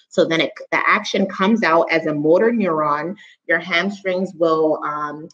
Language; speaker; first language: English; native; English